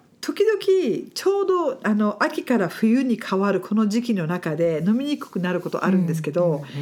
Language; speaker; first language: Japanese; non-native, fluent; English